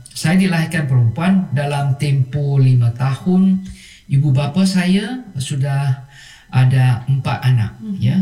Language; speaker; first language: Malay; non-native, local second language; Chinese